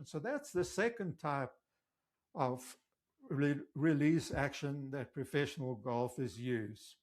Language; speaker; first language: English; native; English